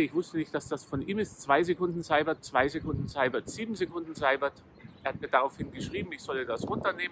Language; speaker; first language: German; native; German